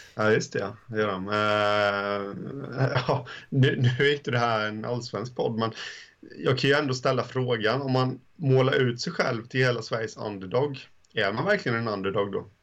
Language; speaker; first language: Swedish; native; Swedish